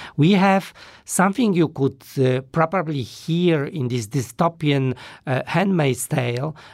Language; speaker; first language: English; non-native, fluent; Polish